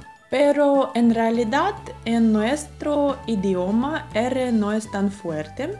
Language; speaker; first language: Spanish; non-native, fluent; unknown